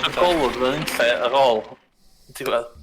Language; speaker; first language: Welsh; native; Welsh